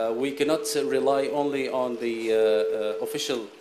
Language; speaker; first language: English; non-native, fluent; Arabic